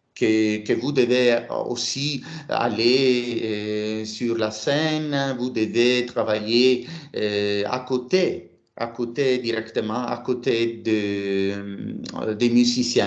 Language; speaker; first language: French; non-native, fluent; Italian